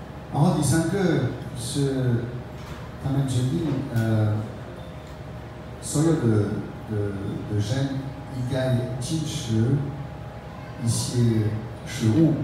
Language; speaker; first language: Chinese; non-native, fluent; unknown